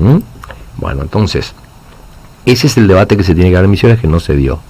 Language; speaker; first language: Spanish; native; Spanish